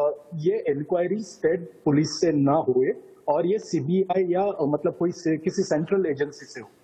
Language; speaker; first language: Hindi; native; Hindi